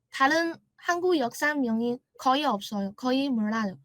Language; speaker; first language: Korean; non-native, learner; Chinese